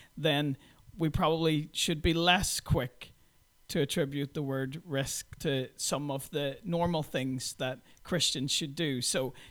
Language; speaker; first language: English; native; English